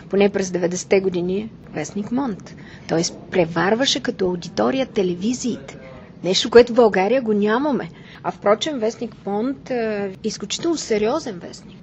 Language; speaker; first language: Bulgarian; native; Bulgarian